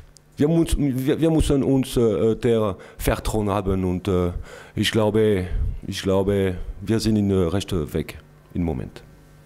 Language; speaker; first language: German; non-native, learner; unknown